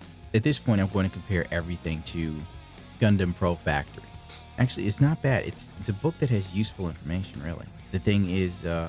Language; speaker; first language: English; native; English